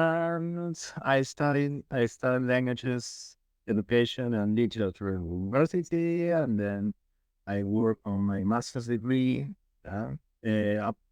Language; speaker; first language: English; non-native, learner; Spanish